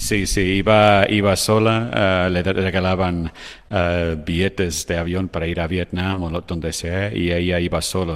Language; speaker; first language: Spanish; non-native, fluent; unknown